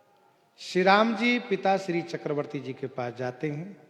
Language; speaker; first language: Hindi; native; Hindi